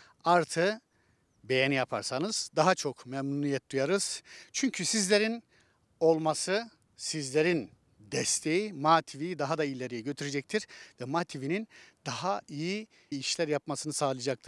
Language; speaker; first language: Turkish; native; Turkish